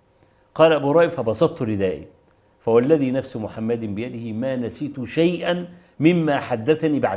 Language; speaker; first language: Arabic; native; Arabic